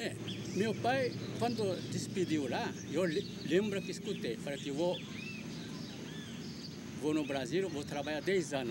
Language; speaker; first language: Portuguese; early bilingual, other home language; Japanese